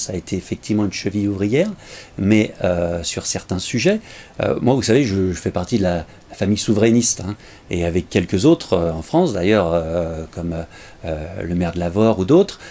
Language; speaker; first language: French; native; French